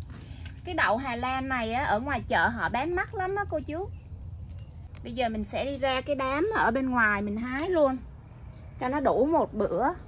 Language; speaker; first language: Vietnamese; native; Vietnamese